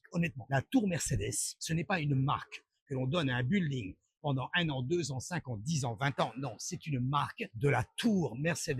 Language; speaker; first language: French; native; French